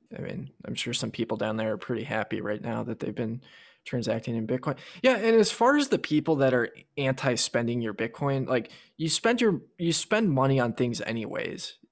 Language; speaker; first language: English; native; English